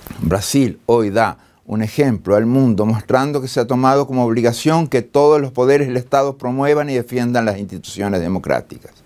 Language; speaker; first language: Spanish; native; Spanish